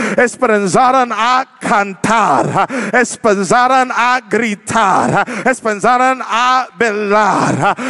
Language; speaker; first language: Spanish; non-native, learner; English